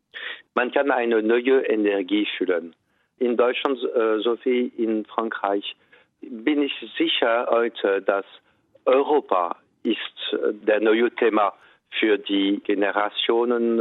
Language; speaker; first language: German; non-native, fluent; French